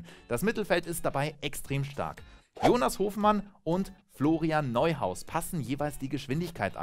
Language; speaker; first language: German; native; German